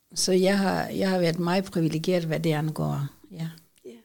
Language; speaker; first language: Danish; non-native, fluent; Urdu